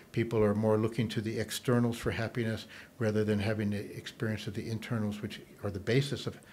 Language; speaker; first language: English; native; English